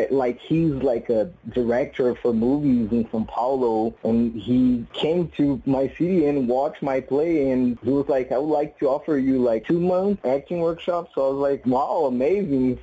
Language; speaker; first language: English; non-native, fluent; Portuguese